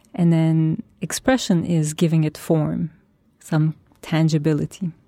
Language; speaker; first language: English; non-native, fluent; Turkish